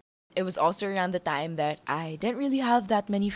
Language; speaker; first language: English; non-native, local second language; Hiligaynon